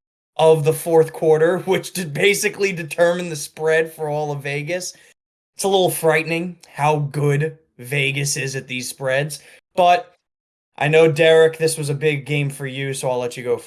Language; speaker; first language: English; native; English